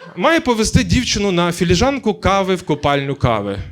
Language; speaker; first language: Ukrainian; native; Ukrainian